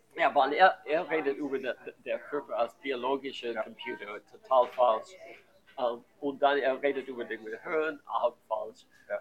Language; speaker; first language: German; non-native, learner; English